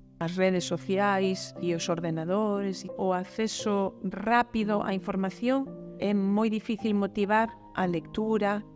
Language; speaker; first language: Galician; native; Galician